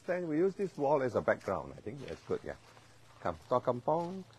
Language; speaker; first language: English; non-native, local second language; Min Nan Chinese